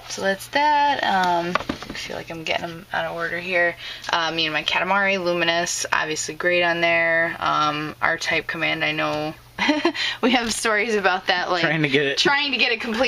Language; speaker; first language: English; native; English